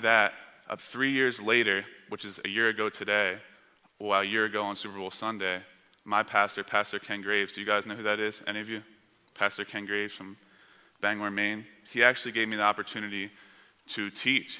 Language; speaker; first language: English; native; English